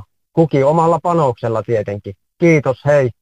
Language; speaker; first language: Finnish; native; Finnish